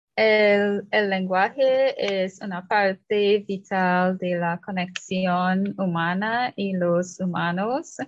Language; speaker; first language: Spanish; non-native, learner; English